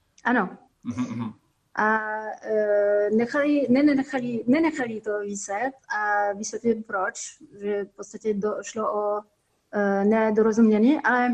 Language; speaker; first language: Czech; non-native, fluent; French